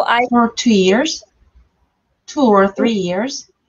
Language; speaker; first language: English; non-native, learner; Korean